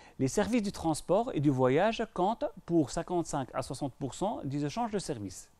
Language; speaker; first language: French; non-native, local second language; Arabic